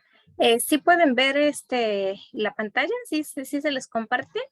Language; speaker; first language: Spanish; native; Spanish